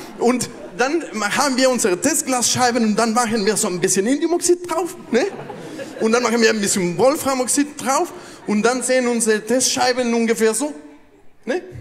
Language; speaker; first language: German; non-native, fluent; Spanish